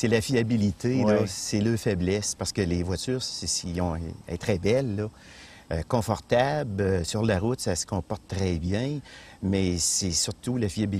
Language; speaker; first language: French; native; French